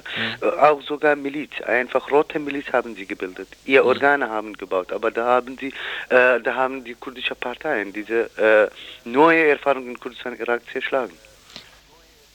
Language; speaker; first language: German; non-native, fluent; Kurdish